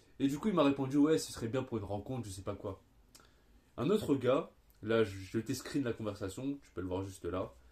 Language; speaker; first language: French; native; French